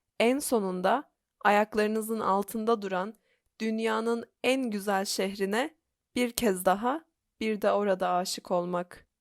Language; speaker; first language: Turkish; native; Turkish